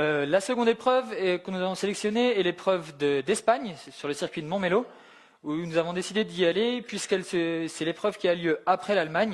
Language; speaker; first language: French; native; French